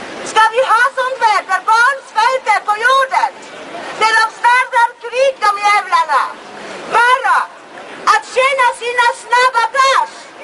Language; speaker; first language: Swedish; non-native, fluent; Polish